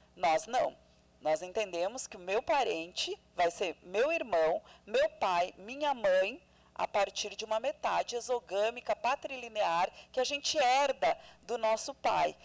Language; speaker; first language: Portuguese; non-native, local second language; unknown